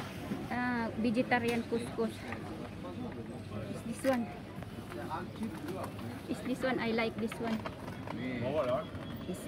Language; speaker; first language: English; non-native, local second language; Filipino